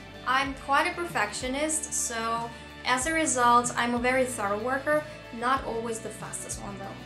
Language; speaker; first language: English; non-native, fluent; Russian